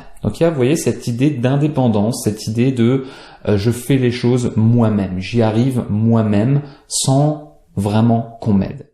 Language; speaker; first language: French; native; French